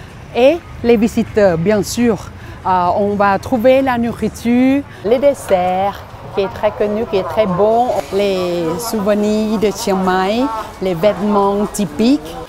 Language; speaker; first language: French; non-native, learner; Thai